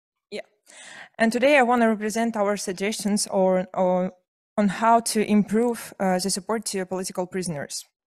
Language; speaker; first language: English; non-native, fluent; Belarusian